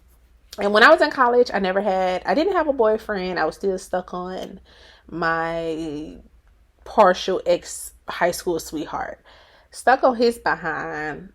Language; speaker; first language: English; native; English